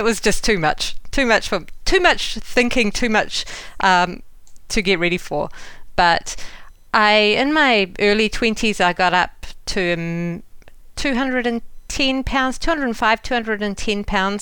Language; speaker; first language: English; native; English